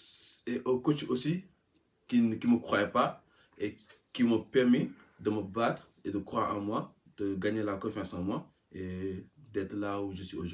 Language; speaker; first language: French; non-native, local second language; Wolof